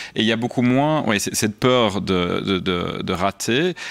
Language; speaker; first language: French; native; French